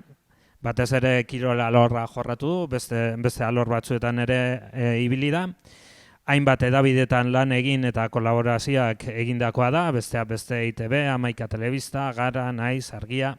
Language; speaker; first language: Basque; native; Basque